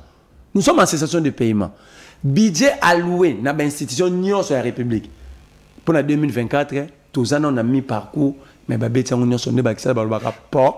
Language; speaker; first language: French; non-native, local second language; Lingala